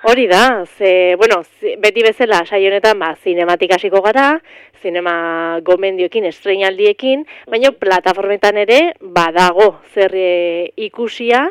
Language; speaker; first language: Basque; native; Basque